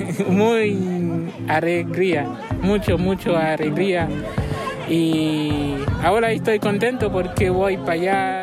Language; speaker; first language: Spanish; non-native, learner; Haitian Creole